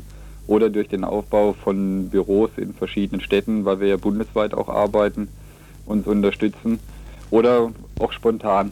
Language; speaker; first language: German; native; German